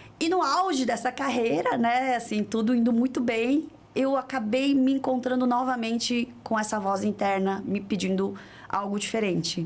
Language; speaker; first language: Portuguese; early bilingual, other home language; Korean